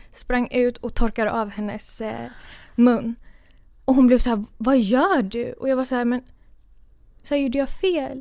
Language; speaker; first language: Swedish; early bilingual, other home language; Kurdish